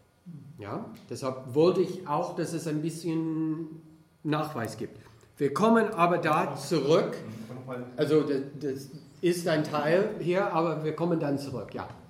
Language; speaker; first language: German; non-native, fluent; English